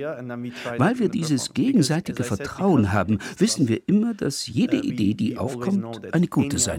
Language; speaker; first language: German; non-native, fluent; Turkish